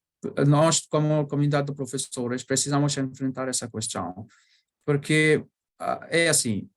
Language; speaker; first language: Portuguese; non-native, learner; Bangla